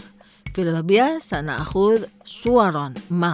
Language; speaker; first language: Arabic; non-native, fluent; Indonesian